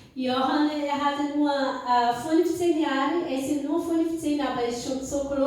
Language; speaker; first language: German; non-native, fluent; Portuguese